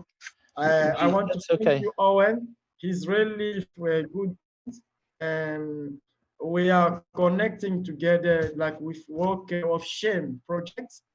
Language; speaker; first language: English; non-native, learner; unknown